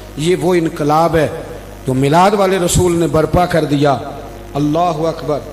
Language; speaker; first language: Urdu; non-native, local second language; Punjabi